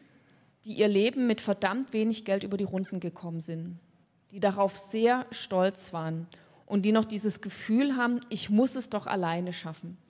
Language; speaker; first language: German; native; German